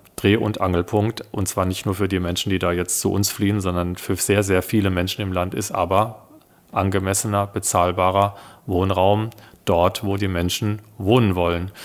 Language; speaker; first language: German; early bilingual, other home language; Italian